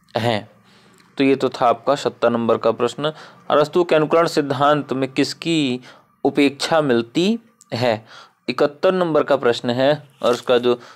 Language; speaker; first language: Hindi; native; Hindi